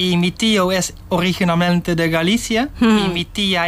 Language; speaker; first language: Spanish; non-native, learner; Dutch